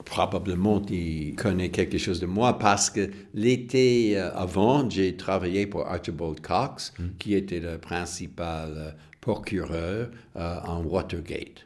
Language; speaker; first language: French; non-native, fluent; English